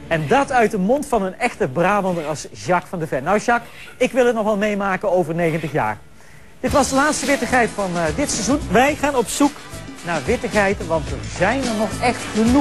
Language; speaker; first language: Dutch; native; Dutch